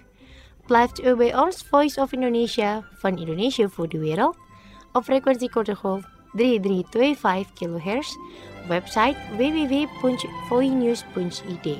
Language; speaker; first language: Dutch; non-native, local second language; Indonesian